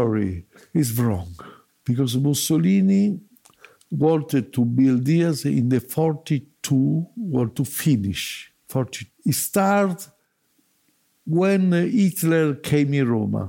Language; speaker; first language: English; non-native, learner; Italian